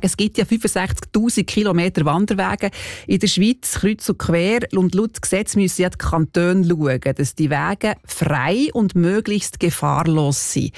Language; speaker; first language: German; native; German